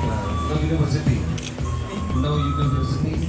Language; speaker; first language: English; non-native, learner; Indonesian